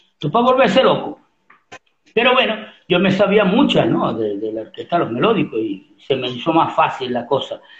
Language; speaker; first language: Spanish; native; Spanish